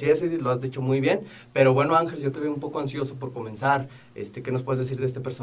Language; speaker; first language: Spanish; native; Spanish